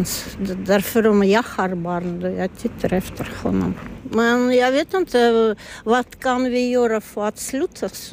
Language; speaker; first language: Swedish; non-native, fluent; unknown